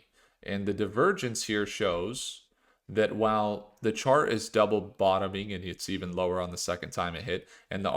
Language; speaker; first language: English; native; English